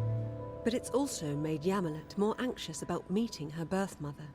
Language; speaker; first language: English; native; English